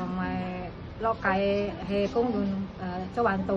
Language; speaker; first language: Cantonese; non-native, learner; Indonesian